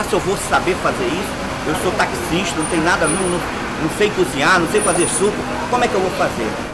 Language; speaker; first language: Portuguese; native; Portuguese